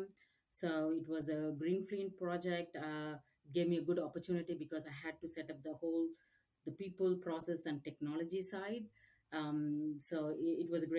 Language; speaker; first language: English; non-native, local second language; Tamil